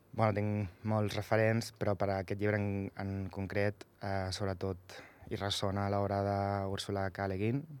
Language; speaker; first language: Catalan; native; Catalan